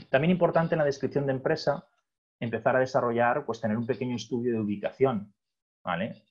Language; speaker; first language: Spanish; native; Spanish